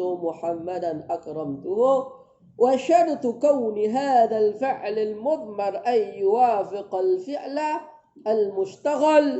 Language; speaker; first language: Arabic; non-native, fluent; Indonesian